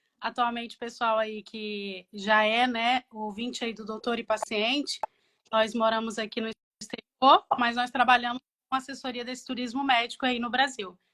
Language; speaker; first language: Portuguese; native; Portuguese